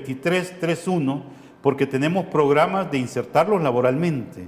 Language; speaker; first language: Spanish; native; Spanish